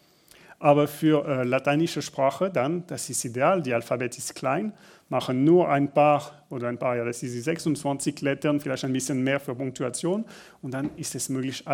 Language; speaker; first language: German; non-native, learner; French